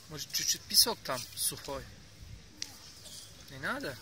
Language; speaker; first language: Russian; non-native, learner; Turkish